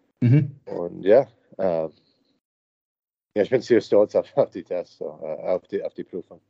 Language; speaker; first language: German; non-native, learner; English